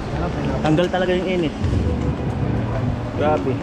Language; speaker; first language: Filipino; native; Filipino